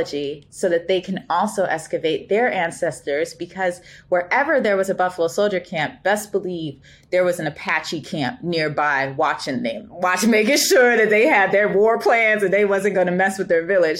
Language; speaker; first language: English; native; English